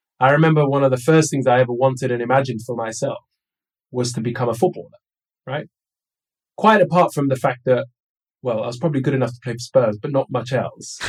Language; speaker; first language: English; early bilingual, other home language; Somali